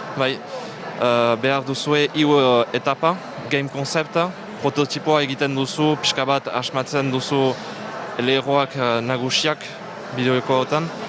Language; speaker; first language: Basque; non-native, local second language; French